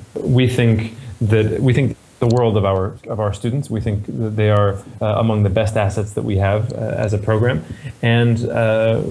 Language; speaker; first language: English; native; English